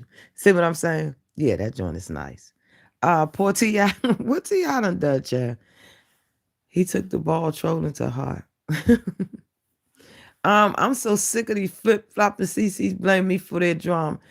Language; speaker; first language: English; native; English